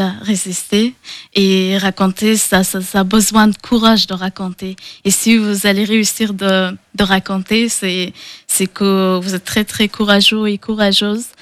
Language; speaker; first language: French; non-native, fluent; Persian